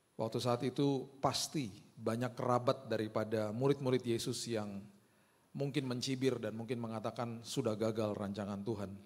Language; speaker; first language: Indonesian; early bilingual, other home language; Hindi